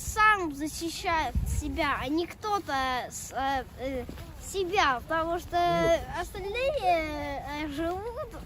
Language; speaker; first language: Russian; early bilingual, heritage; English